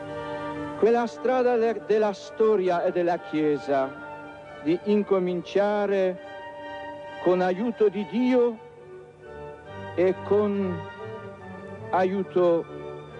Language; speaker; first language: Italian; non-native, fluent; Polish